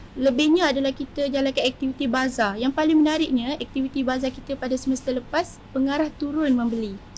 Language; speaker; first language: Malay; native; Malay